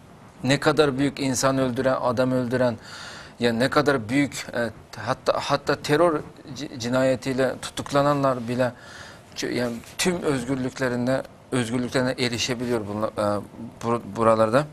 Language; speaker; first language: Turkish; non-native, fluent; Uyghur